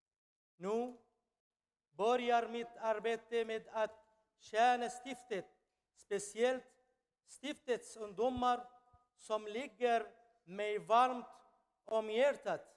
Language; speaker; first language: Swedish; non-native, learner; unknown